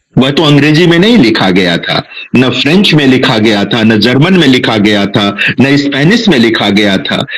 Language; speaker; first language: Hindi; non-native, local second language; Bhojpuri